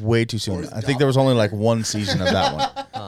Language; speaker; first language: English; native; English